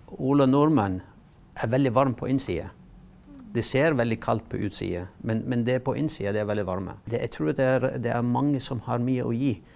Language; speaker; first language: Norwegian; non-native, fluent; Arabic